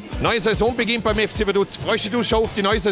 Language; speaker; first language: German; native; German